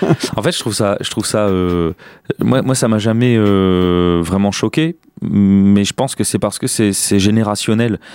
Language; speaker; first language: French; native; French